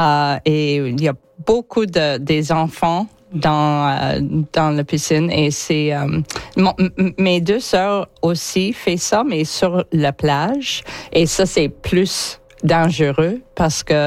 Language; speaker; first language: French; non-native, learner; English